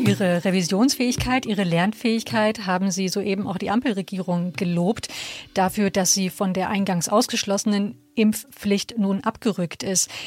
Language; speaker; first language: German; native; German